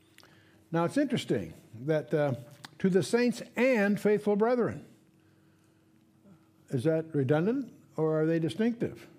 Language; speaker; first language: English; native; English